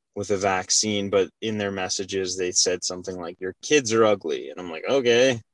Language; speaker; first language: English; native; English